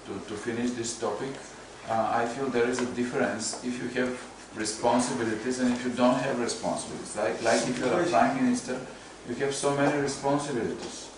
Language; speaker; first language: English; non-native, fluent; Bulgarian